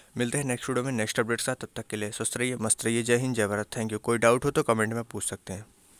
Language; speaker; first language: Hindi; native; Hindi